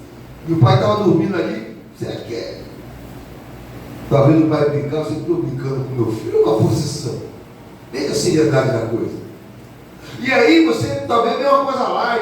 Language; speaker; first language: Portuguese; native; Portuguese